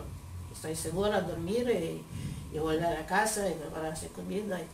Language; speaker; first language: Spanish; non-native, learner; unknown